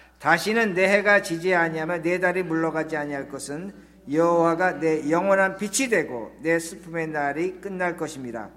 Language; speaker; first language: Korean; native; Korean